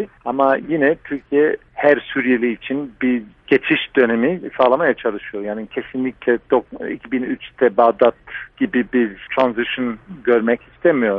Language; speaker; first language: Turkish; non-native, fluent; English